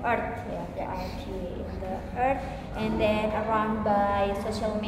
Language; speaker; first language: English; non-native, learner; Indonesian